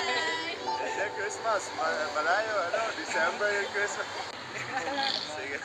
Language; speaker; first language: Filipino; non-native, learner; Arabic